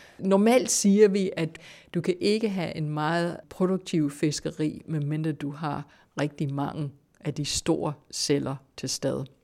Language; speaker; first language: Danish; non-native, fluent; English